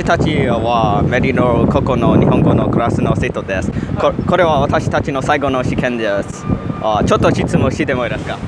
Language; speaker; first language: Japanese; non-native, learner; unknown